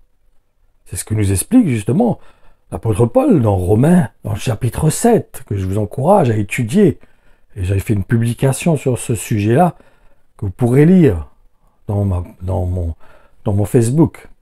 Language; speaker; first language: French; native; French